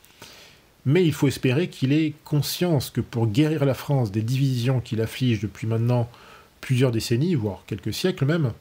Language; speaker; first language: French; native; French